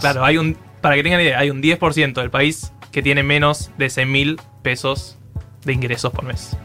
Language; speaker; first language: Spanish; native; Spanish